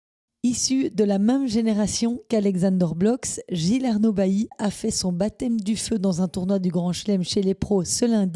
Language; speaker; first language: French; native; French